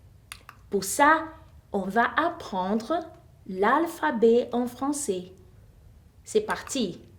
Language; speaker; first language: French; non-native, fluent; Portuguese